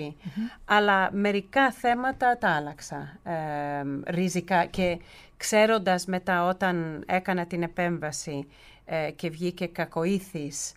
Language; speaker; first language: Greek; early bilingual, heritage; Greek